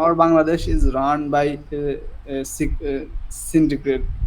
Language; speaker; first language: English; non-native, learner; Bangla